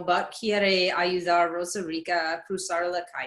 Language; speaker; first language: Spanish; non-native, learner; English